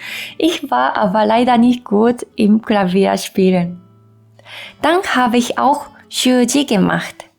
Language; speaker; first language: German; non-native, fluent; Japanese